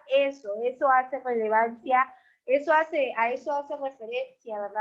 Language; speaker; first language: Spanish; native; Spanish